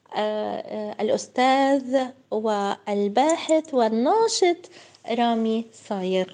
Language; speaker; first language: Arabic; native; Arabic